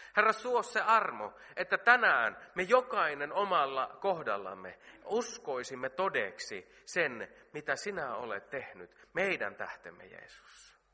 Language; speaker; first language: Finnish; native; Finnish